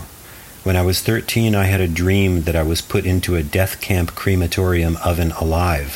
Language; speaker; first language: English; native; English